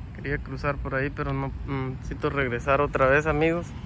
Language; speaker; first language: Spanish; native; Spanish